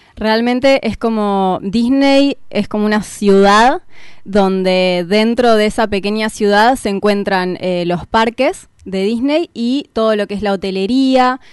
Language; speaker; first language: Spanish; native; Spanish